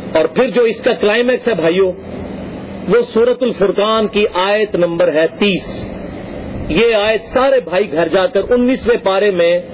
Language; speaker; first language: Urdu; non-native, local second language; Punjabi